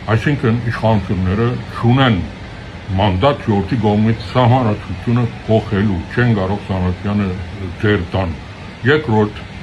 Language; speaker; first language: Armenian; early bilingual, heritage; Armenian